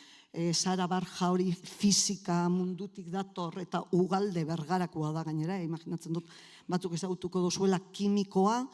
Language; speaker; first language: Basque; native; Basque